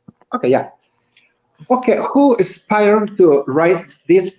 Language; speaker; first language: English; non-native, learner; Spanish